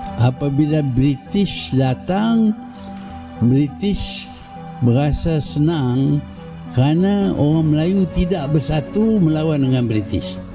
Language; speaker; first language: Malay; native; Malay